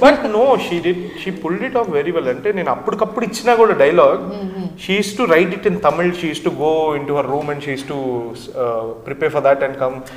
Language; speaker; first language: Telugu; native; Telugu